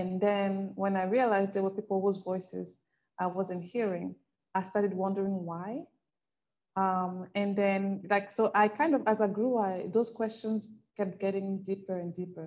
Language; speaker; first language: English; non-native, local second language; French